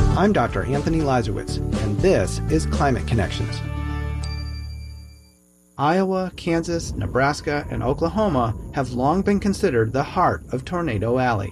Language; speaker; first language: English; native; English